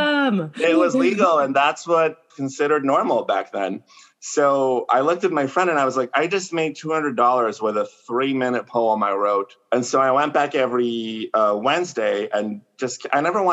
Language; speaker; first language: English; non-native, fluent; Spanish